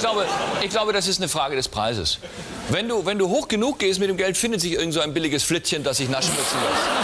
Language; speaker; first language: German; native; German